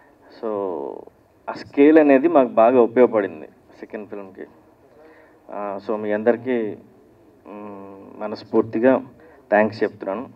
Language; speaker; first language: Telugu; native; Telugu